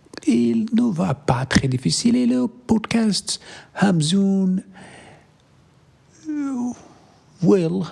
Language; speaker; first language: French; non-native, learner; Arabic